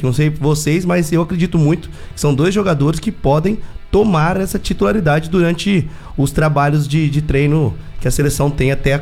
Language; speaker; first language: Portuguese; native; Portuguese